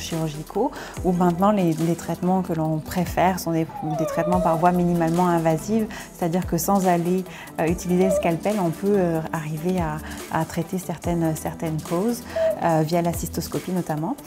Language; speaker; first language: French; native; French